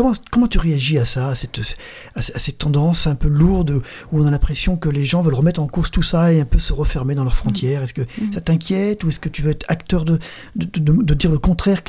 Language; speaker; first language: French; native; French